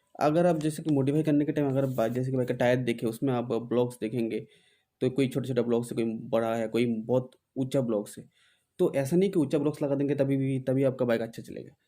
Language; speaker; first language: Hindi; non-native, local second language; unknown